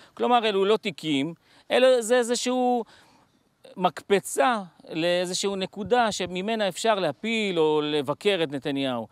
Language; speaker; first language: Hebrew; native; Hebrew